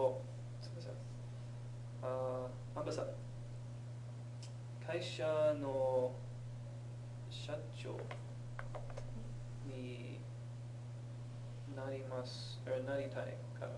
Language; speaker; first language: Japanese; non-native, learner; English